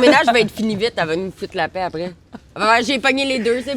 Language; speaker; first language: French; native; French